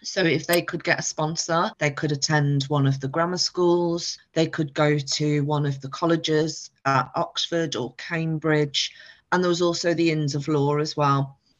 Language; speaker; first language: English; native; English